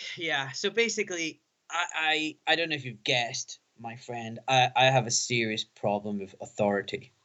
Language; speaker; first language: English; native; English